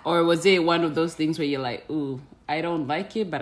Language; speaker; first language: English; non-native, local second language; Swahili